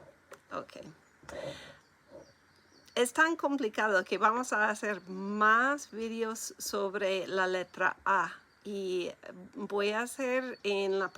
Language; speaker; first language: Spanish; non-native, learner; English